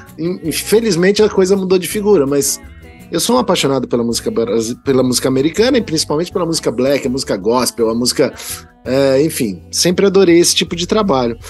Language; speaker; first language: Portuguese; native; Portuguese